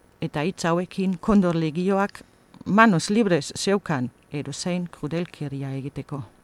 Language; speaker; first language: Basque; non-native, fluent; German